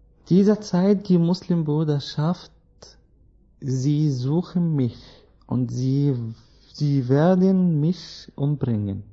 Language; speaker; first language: German; non-native, learner; Arabic